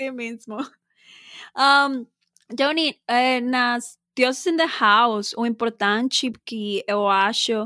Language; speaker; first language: Portuguese; non-native, fluent; Spanish